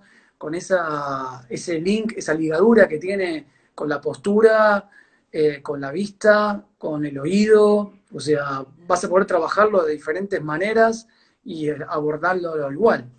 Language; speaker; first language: Spanish; native; Spanish